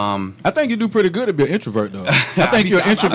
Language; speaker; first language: English; native; English